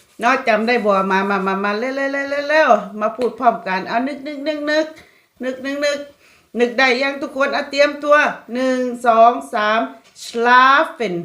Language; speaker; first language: Thai; non-native, local second language; Lao